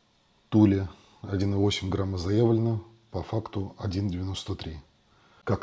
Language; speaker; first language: Russian; native; Russian